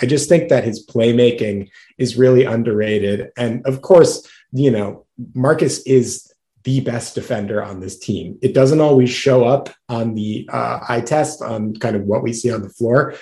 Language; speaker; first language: English; native; English